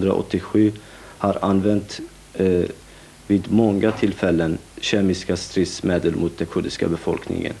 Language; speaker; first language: Swedish; non-native, fluent; Kurdish